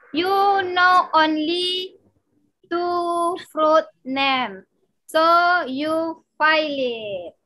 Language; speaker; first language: English; non-native, learner; Indonesian